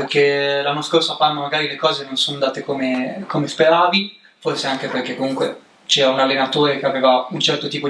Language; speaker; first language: Italian; native; Italian